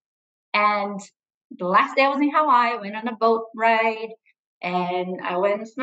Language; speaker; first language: English; non-native, fluent; Portuguese